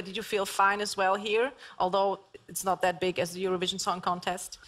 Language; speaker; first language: English; non-native, fluent; Slovak